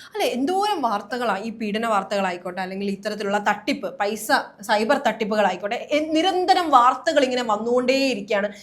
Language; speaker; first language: Malayalam; native; Malayalam